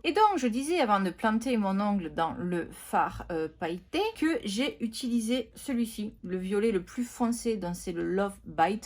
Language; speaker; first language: French; native; French